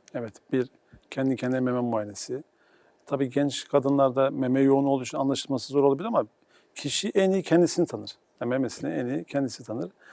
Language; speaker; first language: Turkish; native; Turkish